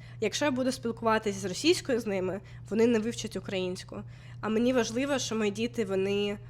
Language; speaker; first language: Ukrainian; non-native, local second language; Russian